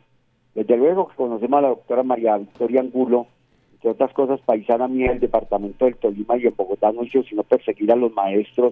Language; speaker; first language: Spanish; native; Spanish